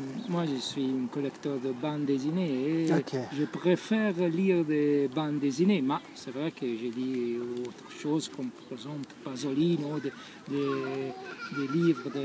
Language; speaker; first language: French; non-native, fluent; Italian